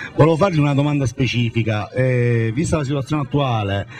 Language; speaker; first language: Italian; native; Italian